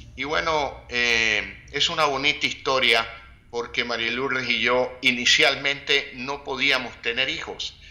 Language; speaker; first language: Spanish; native; Spanish